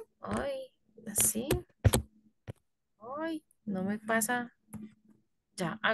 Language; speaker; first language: Portuguese; non-native, learner; Spanish